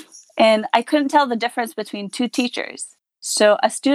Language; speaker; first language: English; non-native, fluent; Hazaragi